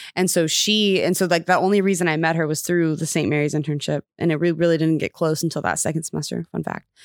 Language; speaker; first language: English; native; English